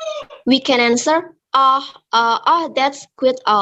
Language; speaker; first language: English; non-native, learner; Indonesian